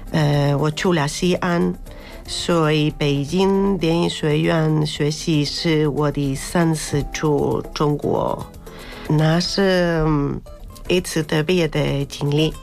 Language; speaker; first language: Chinese; non-native, learner; Spanish